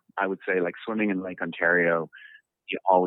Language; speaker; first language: English; native; English